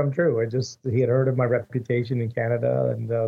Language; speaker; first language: English; native; English